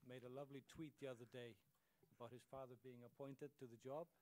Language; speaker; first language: English; non-native, fluent; Icelandic